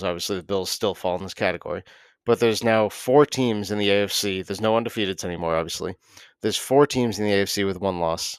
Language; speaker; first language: English; native; English